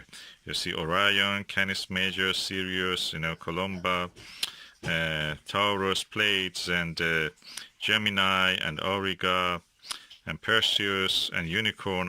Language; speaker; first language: English; non-native, fluent; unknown